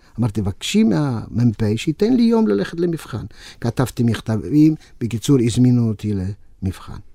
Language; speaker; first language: Hebrew; non-native, fluent; Yiddish